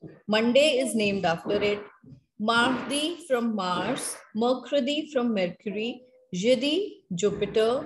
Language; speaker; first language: English; non-native, local second language; Hindi